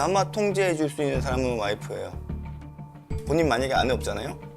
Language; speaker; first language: Korean; native; Korean